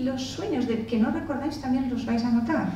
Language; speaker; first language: Spanish; native; Spanish